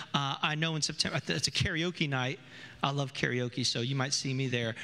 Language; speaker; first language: English; native; English